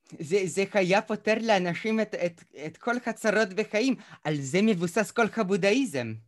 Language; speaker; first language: Hebrew; early bilingual, other home language; Russian